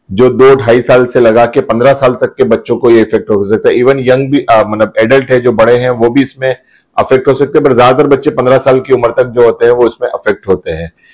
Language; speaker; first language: Hindi; non-native, local second language; Gujarati